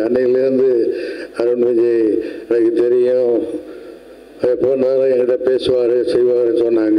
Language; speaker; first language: Tamil; native; Tamil